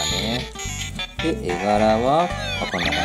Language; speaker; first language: Japanese; native; Japanese